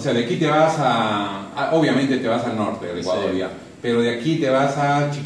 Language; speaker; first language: Spanish; native; Spanish